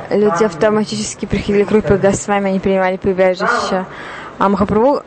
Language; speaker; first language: Russian; non-native, learner; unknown